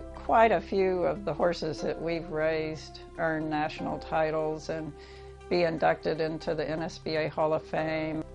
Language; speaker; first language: English; native; English